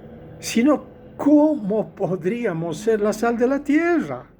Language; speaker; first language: Spanish; native; Spanish